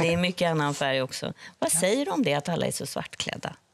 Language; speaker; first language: Swedish; native; Swedish